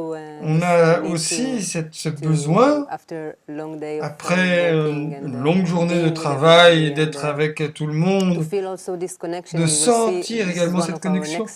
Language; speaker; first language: French; non-native, fluent; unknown